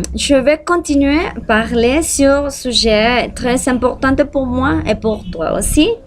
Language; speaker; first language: French; non-native, learner; Spanish